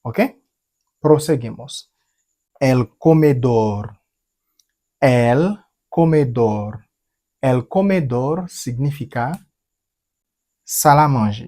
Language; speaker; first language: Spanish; non-native, fluent; French